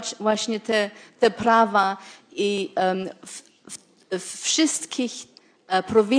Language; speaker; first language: Polish; non-native, fluent; German